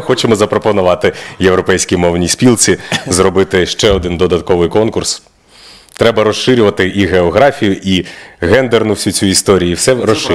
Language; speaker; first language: Ukrainian; native; Ukrainian